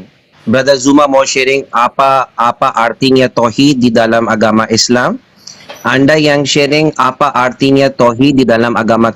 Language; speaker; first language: Indonesian; non-native, learner; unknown